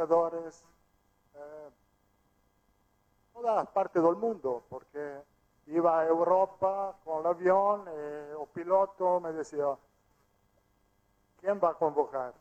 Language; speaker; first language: Portuguese; non-native, fluent; Italian